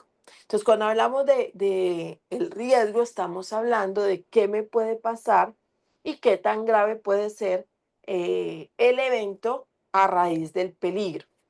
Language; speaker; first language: Spanish; native; Spanish